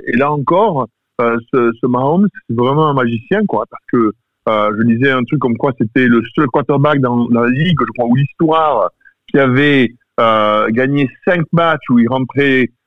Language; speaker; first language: French; native; French